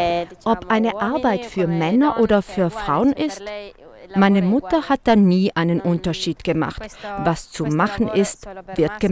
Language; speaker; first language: German; non-native, fluent; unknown